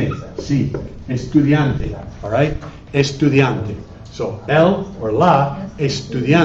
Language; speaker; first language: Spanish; non-native, fluent; English